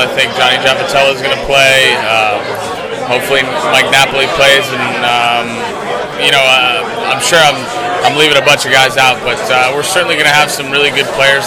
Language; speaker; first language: English; early bilingual, other home language; Italian